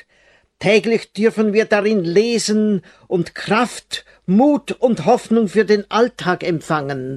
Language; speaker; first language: German; native; German